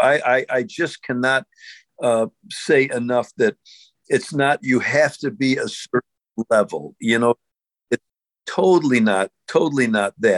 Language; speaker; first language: English; native; English